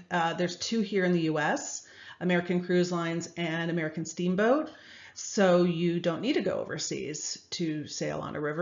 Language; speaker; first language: English; native; English